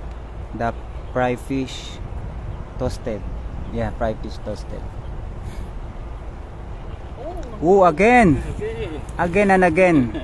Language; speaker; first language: English; non-native, learner; Filipino